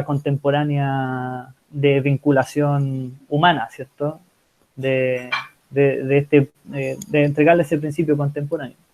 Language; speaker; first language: Spanish; native; Spanish